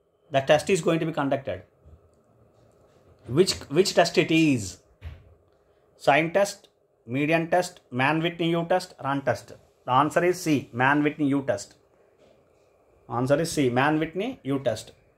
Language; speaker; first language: English; non-native, local second language; Telugu